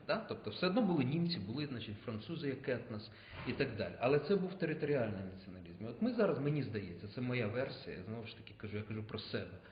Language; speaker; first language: Ukrainian; native; Ukrainian